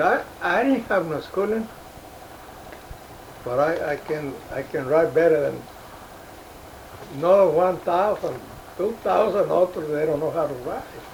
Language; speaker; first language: English; non-native, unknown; Spanish